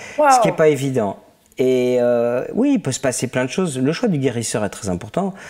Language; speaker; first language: French; native; French